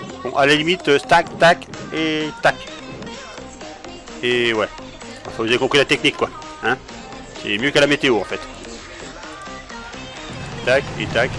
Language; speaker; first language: French; native; French